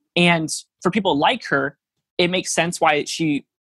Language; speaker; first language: English; native; English